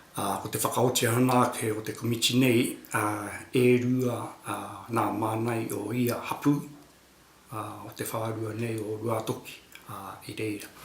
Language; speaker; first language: Māori; native; Māori